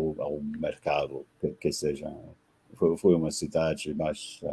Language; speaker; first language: Portuguese; non-native, fluent; English